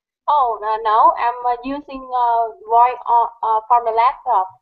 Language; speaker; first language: English; non-native, learner; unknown